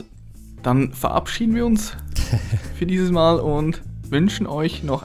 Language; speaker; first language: German; native; German